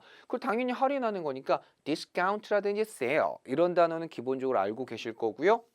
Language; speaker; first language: Korean; native; Korean